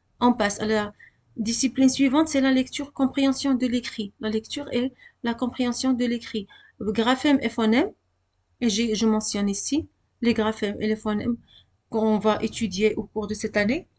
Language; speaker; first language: French; non-native, local second language; Arabic